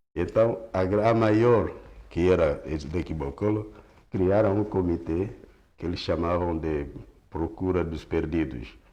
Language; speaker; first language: Portuguese; non-native, local second language; Kongo